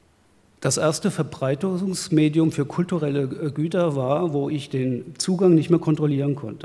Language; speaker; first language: German; native; German